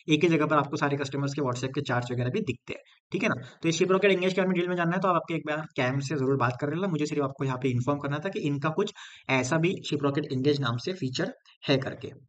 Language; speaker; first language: Hindi; non-native, local second language; Marathi